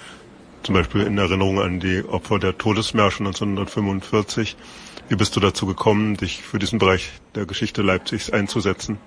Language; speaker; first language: German; native; German